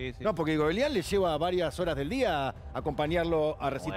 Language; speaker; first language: Spanish; native; Spanish